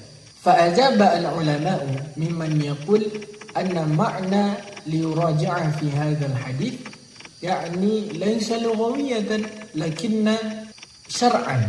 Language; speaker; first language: Arabic; non-native, learner; Indonesian